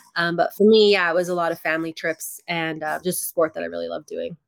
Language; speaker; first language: English; native; English